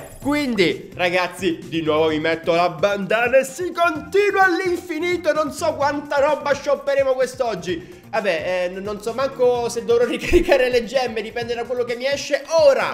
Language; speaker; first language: Italian; native; Italian